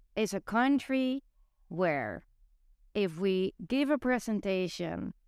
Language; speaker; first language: English; non-native, fluent; Dutch